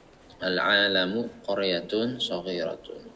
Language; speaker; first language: Arabic; non-native, fluent; Indonesian